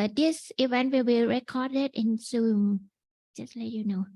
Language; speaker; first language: English; non-native, fluent; Thai